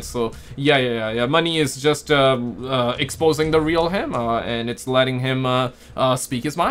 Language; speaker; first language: English; native; English